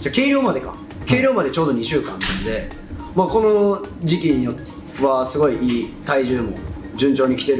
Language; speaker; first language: Japanese; native; Japanese